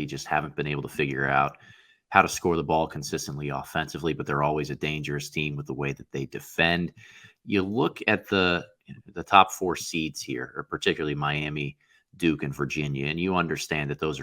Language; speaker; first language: English; native; English